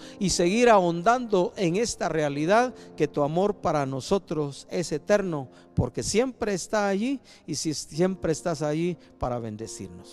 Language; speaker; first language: Spanish; native; Spanish